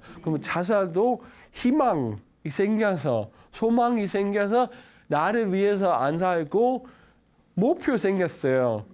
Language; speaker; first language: Korean; non-native, learner; Danish